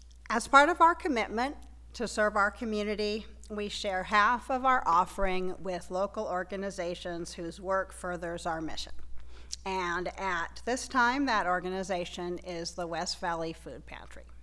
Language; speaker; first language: English; native; English